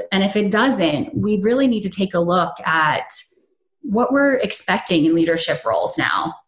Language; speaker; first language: English; native; English